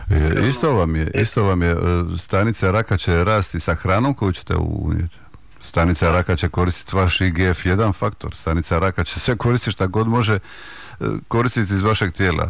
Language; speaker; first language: Croatian; native; Croatian